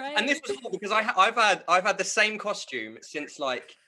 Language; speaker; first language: English; native; English